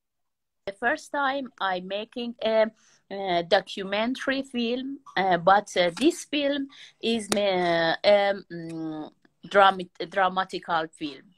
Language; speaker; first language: English; non-native, learner; Persian